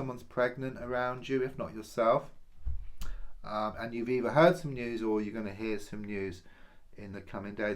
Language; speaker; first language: English; native; English